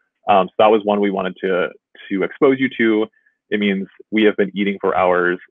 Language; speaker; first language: English; native; English